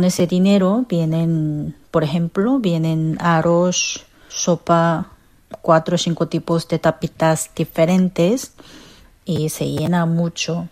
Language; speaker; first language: Spanish; non-native, fluent; Korean